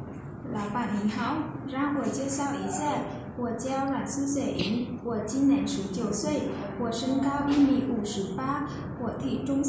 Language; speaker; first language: Chinese; non-native, learner; Vietnamese